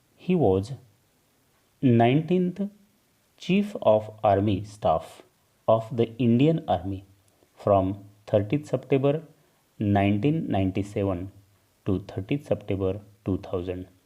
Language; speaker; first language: English; non-native, local second language; Marathi